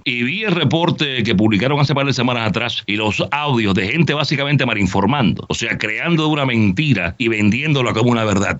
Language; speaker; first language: Spanish; native; Spanish